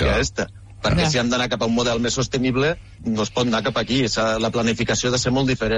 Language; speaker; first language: Catalan; native; Catalan